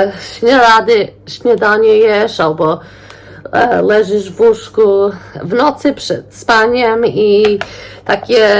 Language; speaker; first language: Polish; early bilingual, heritage; Polish